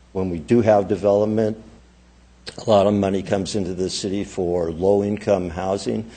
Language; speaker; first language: English; native; English